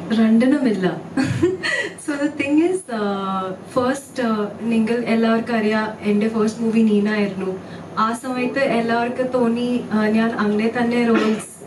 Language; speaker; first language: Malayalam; early bilingual, heritage; Malayalam